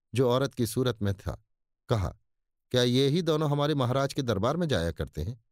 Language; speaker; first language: Hindi; native; Hindi